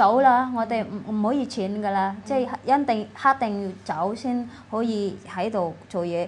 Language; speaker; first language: Cantonese; non-native, fluent; Indonesian